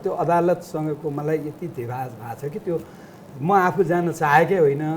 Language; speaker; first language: Nepali; native; Nepali